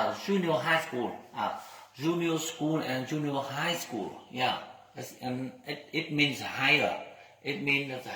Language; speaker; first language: English; non-native, learner; Vietnamese